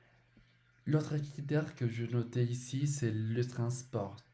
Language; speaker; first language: French; non-native, learner; Spanish